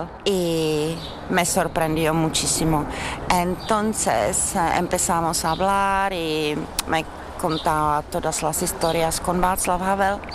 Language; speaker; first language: Spanish; non-native, learner; Czech